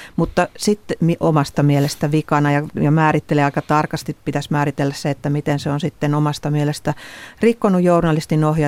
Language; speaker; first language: Finnish; native; Finnish